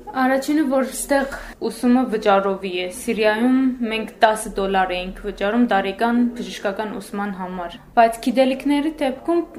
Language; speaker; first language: Armenian; early bilingual, heritage; Armenian